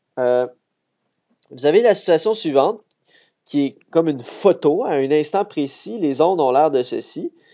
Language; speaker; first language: French; native; French